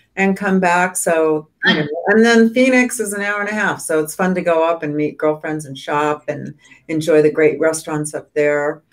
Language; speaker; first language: English; native; English